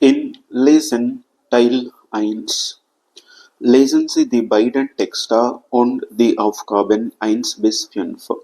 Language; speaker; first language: German; non-native, fluent; Telugu